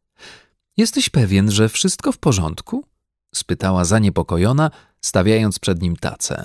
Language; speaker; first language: Polish; native; Polish